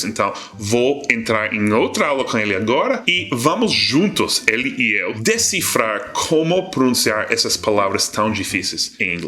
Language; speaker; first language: Portuguese; non-native, fluent; English